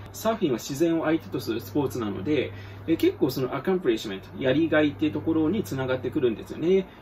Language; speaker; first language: Japanese; native; Japanese